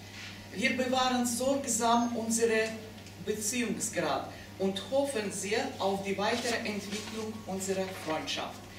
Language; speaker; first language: German; non-native, fluent; Russian